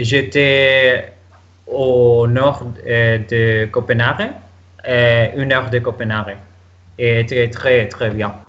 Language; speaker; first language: French; non-native, learner; Spanish